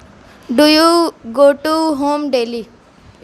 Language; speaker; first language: English; non-native, learner; Hindi